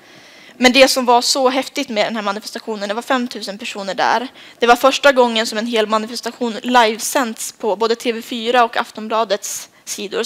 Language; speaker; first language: Swedish; native; Swedish